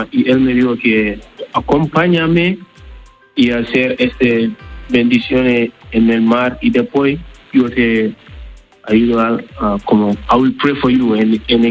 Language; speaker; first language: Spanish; non-native, learner; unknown